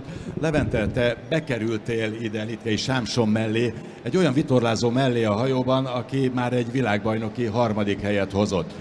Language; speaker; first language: Hungarian; native; Hungarian